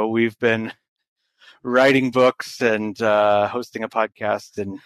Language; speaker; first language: English; native; English